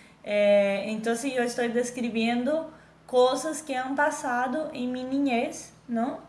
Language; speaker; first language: Spanish; non-native, fluent; Portuguese